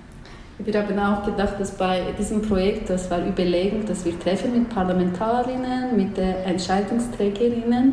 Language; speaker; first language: German; non-native, learner; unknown